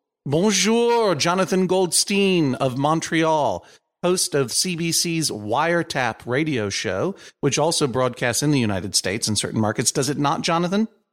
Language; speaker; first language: English; native; English